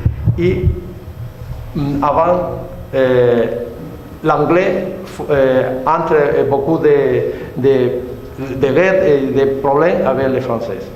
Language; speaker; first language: French; non-native, learner; Spanish